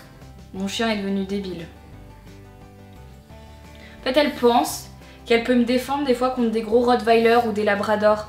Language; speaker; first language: French; native; French